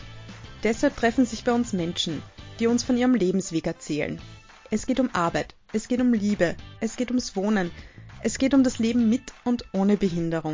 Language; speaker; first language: German; native; German